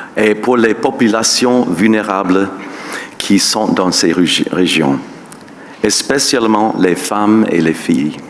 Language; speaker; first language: French; non-native, fluent; English